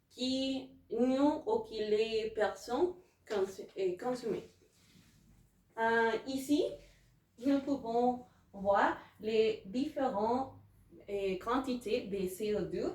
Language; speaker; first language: French; non-native, learner; Spanish